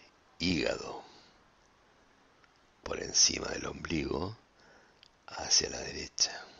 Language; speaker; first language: Spanish; native; Spanish